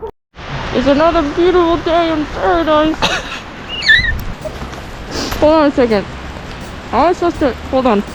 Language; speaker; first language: English; native; English